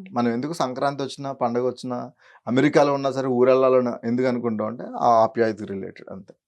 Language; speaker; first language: Telugu; native; Telugu